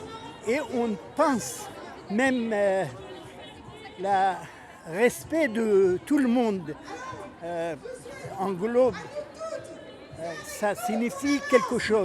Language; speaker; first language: French; non-native, fluent; Persian